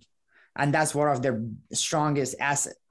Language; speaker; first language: English; non-native, fluent; Persian